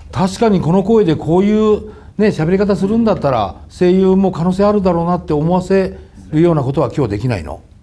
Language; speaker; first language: Japanese; native; Japanese